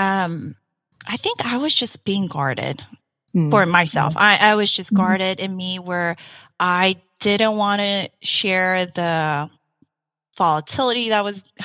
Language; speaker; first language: English; non-native, fluent; Korean